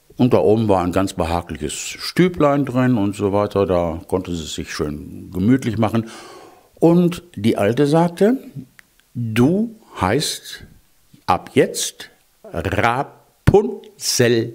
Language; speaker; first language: German; native; German